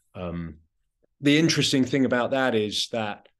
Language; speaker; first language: English; non-native, local second language; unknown